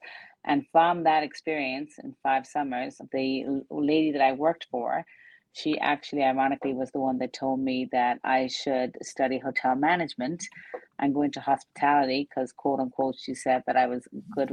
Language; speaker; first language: English; native; English